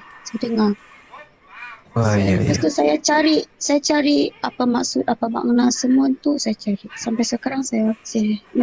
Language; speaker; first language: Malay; non-native, local second language; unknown